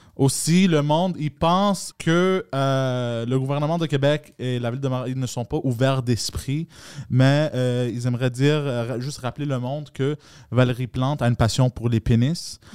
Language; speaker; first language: French; early bilingual, other home language; Greek